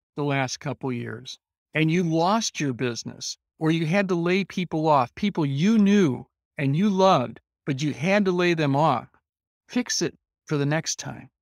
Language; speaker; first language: English; native; English